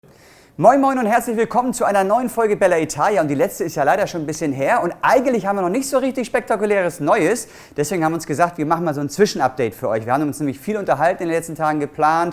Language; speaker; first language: German; native; German